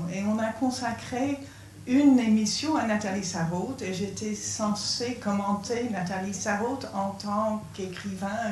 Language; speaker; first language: French; non-native, fluent; English